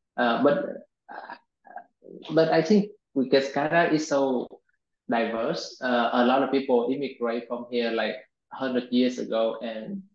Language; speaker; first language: English; non-native, fluent; Vietnamese